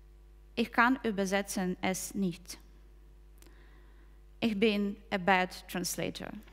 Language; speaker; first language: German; non-native, fluent; Ukrainian